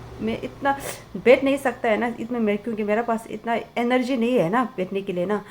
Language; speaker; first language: Hindi; non-native, local second language; Tibetan